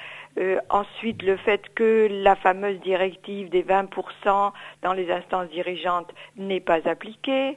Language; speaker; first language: French; native; French